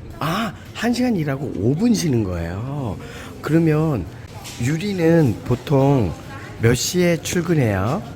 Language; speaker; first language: Korean; native; Korean